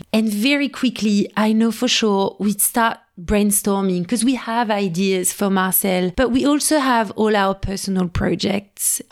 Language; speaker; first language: English; non-native, fluent; French